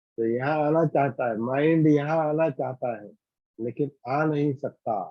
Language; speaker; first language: Hindi; non-native, local second language; Marathi